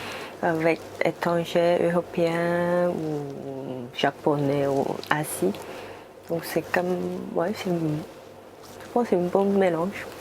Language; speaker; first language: French; non-native, learner; Cantonese